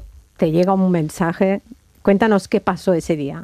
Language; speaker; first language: Spanish; native; Spanish